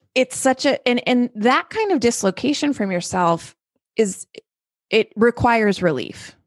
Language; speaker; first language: English; native; English